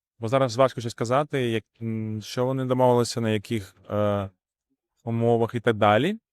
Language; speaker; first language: Ukrainian; non-native, local second language; Russian